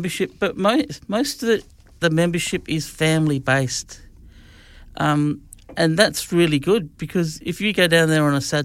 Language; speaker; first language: English; native; English